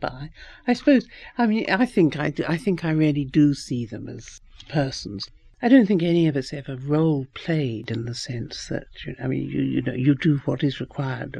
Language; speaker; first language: English; native; English